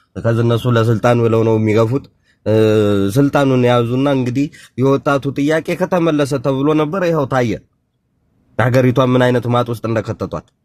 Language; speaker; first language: Amharic; non-native, local second language; Tigrinya